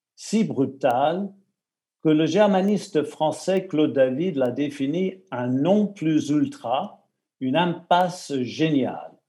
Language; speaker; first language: French; non-native, fluent; English